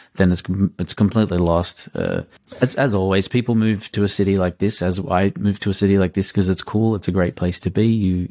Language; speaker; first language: English; native; English